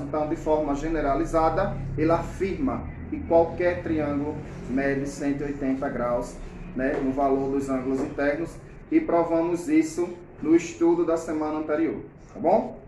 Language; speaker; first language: Portuguese; native; Portuguese